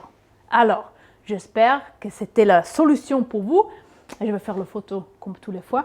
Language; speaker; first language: French; non-native, local second language; Swiss German